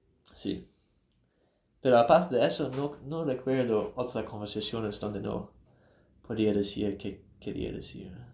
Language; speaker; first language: Spanish; non-native, learner; English